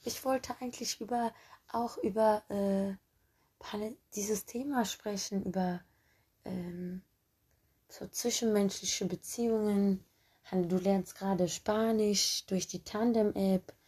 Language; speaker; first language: German; early bilingual, other home language; Turkish